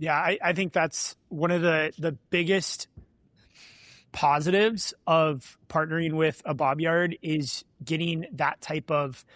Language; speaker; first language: English; native; English